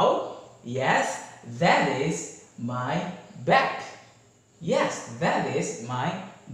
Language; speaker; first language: English; non-native, fluent; Indonesian